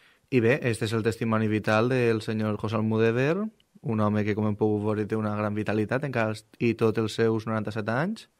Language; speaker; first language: Catalan; native; Catalan